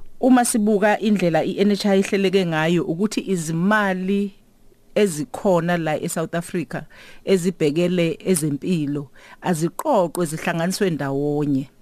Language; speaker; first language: Zulu; native; Zulu